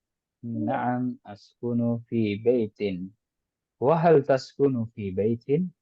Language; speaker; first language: Arabic; non-native, fluent; Indonesian